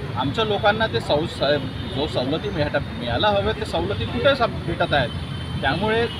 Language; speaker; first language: Marathi; non-native, local second language; Lambadi